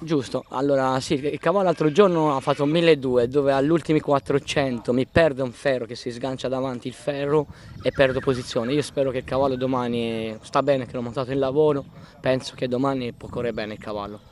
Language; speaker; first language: Italian; non-native, fluent; Albanian